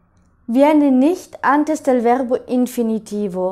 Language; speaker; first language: Spanish; non-native, fluent; German